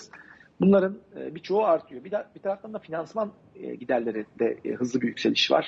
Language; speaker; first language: Turkish; native; Turkish